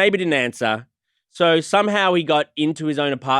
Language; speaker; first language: English; native; English